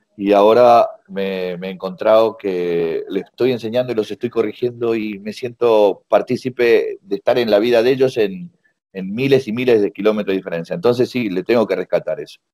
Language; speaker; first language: Spanish; native; Spanish